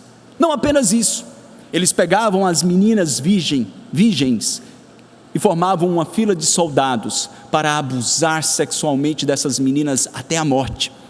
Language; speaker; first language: Portuguese; native; Portuguese